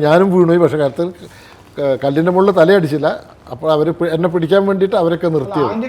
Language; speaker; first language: Malayalam; native; Malayalam